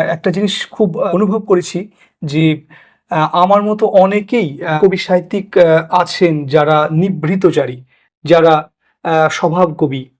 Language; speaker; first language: Bangla; native; Bangla